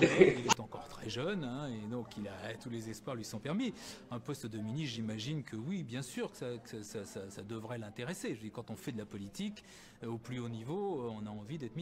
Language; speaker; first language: French; native; French